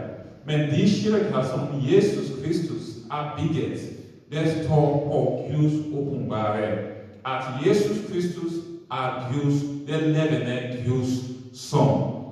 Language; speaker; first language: Norwegian; non-native, learner; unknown